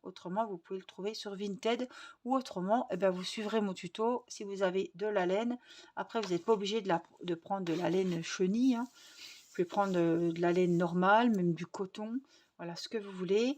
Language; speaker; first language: French; native; French